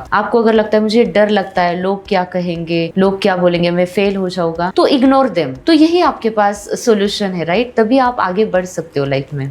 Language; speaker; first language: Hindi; non-native, local second language; Marathi